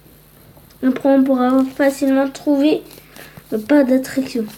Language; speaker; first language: French; early bilingual, other home language; Polish